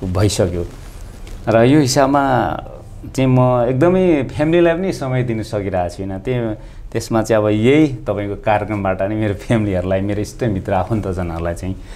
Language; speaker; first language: Nepali; non-native, local second language; Limbu